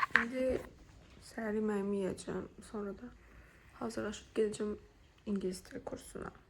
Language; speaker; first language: Turkish; non-native, fluent; Azerbaijani